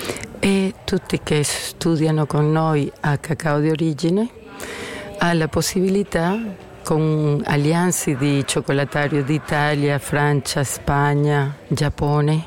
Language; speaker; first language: Italian; non-native, learner; Spanish